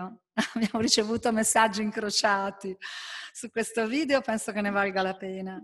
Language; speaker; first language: Italian; native; Italian